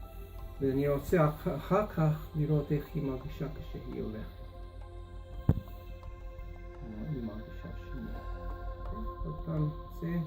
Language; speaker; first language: Hebrew; non-native, fluent; English